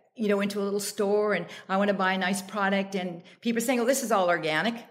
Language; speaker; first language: English; native; English